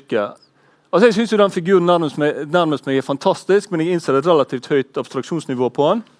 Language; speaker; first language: Norwegian; native; Norwegian